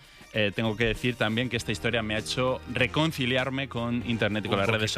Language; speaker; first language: Spanish; native; Spanish